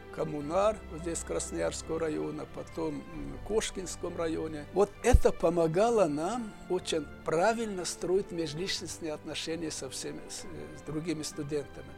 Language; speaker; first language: Russian; non-native, local second language; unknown